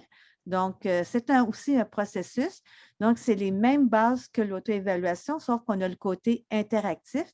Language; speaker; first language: French; native; French